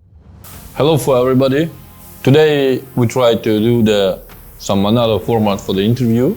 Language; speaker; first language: English; non-native, learner; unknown